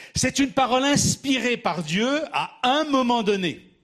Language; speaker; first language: French; native; French